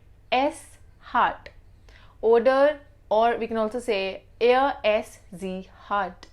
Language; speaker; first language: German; non-native, fluent; Hindi